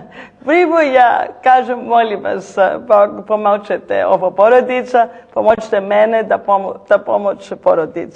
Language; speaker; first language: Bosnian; non-native, learner; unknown